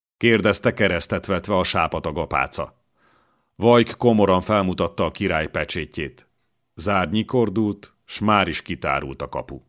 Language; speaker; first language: Hungarian; native; Hungarian